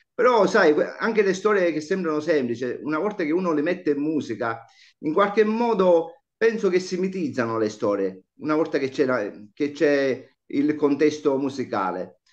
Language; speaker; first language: Italian; native; Italian